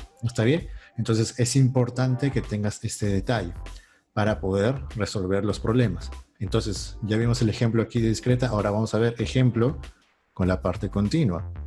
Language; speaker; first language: Spanish; native; Spanish